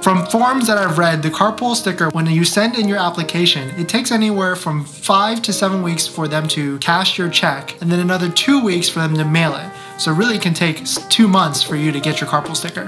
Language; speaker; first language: English; native; English